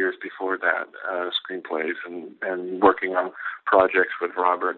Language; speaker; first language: English; native; English